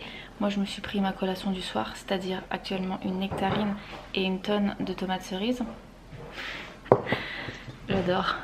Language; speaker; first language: French; native; French